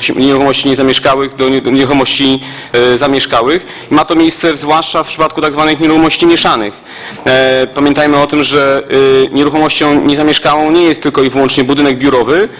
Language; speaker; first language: Polish; native; Polish